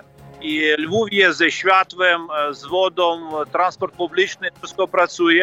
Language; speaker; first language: Polish; non-native, fluent; Ukrainian